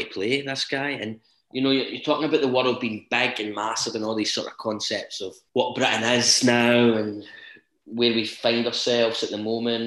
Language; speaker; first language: English; native; English